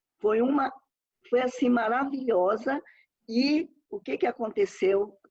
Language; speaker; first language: Portuguese; native; Portuguese